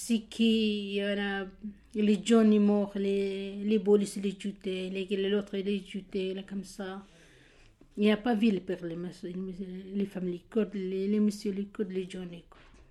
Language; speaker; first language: French; non-native, learner; Kurdish